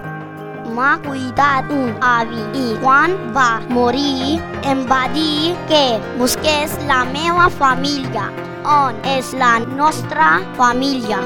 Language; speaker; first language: Catalan; non-native, learner; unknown